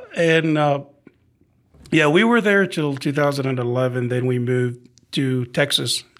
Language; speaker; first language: English; non-native, fluent; Arabic